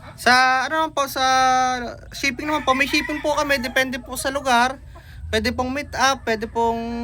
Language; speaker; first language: Filipino; native; Filipino